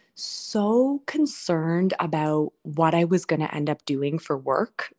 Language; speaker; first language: English; native; English